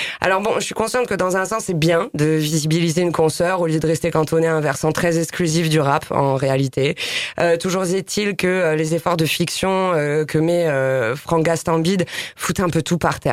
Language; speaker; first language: French; native; French